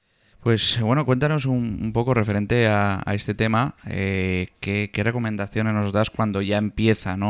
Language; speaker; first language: Spanish; native; Spanish